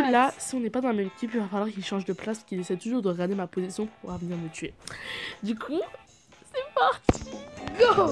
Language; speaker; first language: French; native; French